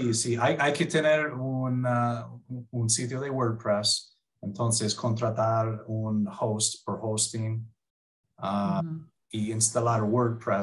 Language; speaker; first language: Spanish; non-native, fluent; English